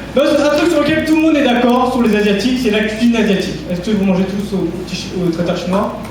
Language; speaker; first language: French; early bilingual, other home language; Vietnamese